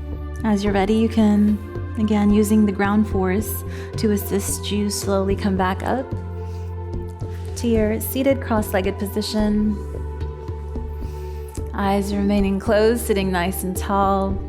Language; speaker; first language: English; native; English